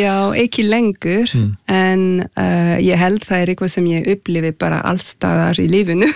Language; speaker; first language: Icelandic; non-native, fluent; French